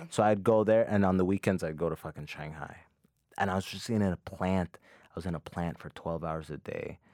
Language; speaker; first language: English; early bilingual, other home language; Arabic